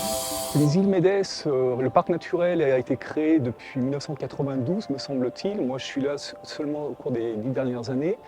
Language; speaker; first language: French; native; French